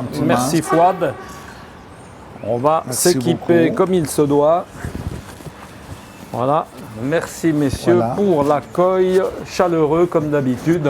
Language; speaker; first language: French; native; French